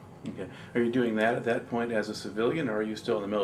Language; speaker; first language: English; native; English